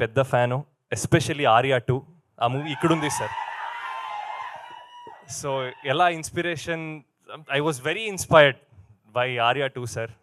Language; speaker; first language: Telugu; non-native, learner; Kannada